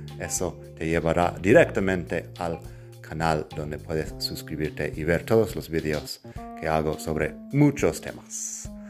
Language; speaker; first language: Spanish; non-native, fluent; English